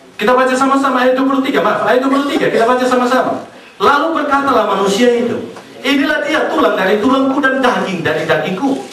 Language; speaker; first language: Indonesian; native; Indonesian